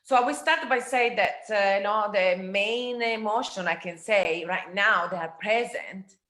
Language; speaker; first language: English; non-native, fluent; Italian